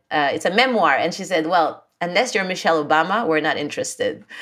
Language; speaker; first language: English; non-native, local second language; French